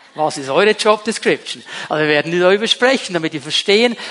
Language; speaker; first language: German; native; German